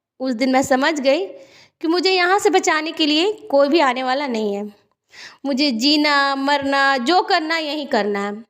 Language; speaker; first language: Hindi; native; Hindi